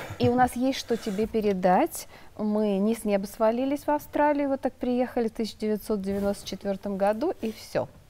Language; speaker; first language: Russian; native; Russian